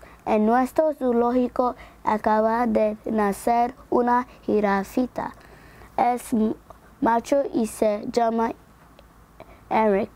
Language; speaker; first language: Spanish; non-native, learner; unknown